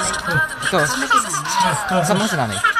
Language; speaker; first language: Filipino; native; Filipino